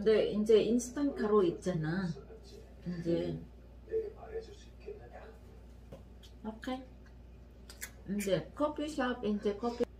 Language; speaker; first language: Korean; non-native, learner; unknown